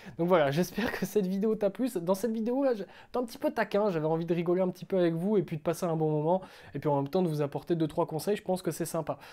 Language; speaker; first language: French; native; French